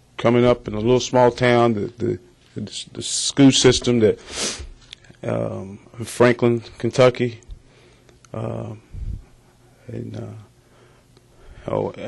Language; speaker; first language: English; native; English